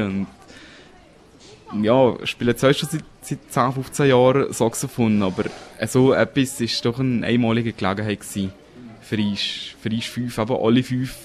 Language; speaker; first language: German; native; German